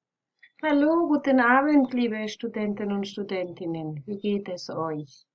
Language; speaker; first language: German; non-native, fluent; Spanish